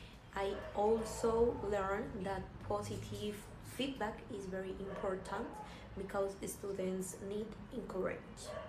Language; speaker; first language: English; non-native, fluent; Spanish